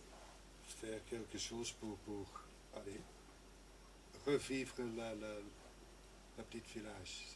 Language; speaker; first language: French; non-native, local second language; Dutch